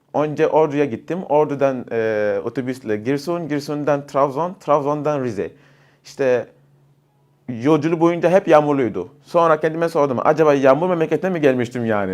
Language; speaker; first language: Turkish; non-native, fluent; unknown